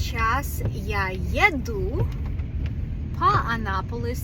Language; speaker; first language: Russian; non-native, fluent; English